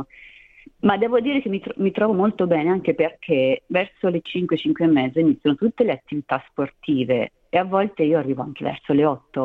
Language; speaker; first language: Italian; native; Italian